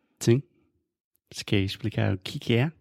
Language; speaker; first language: Portuguese; non-native, fluent; English